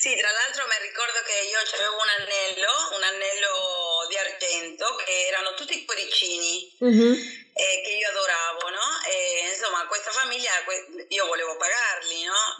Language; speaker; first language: Italian; non-native, fluent; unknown